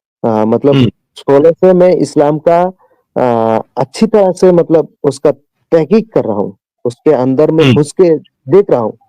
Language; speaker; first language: Hindi; non-native, local second language; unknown